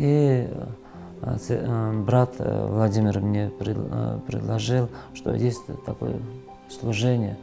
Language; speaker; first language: Russian; non-native, fluent; Georgian